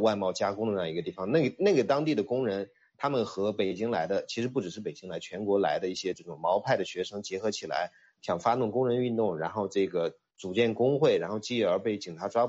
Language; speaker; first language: Chinese; native; Chinese